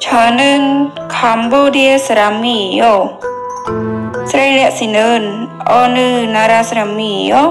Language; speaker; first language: Korean; non-native, learner; Khmer